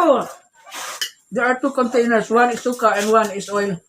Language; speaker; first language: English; non-native, local second language; Cebuano